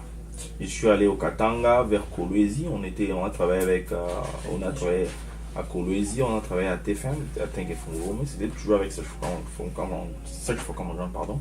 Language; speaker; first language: French; non-native, local second language; Lingala